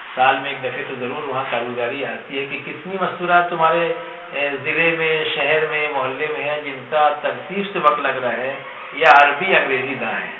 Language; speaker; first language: Urdu; native; Urdu